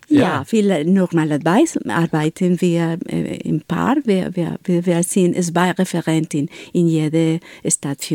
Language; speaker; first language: German; non-native, learner; Spanish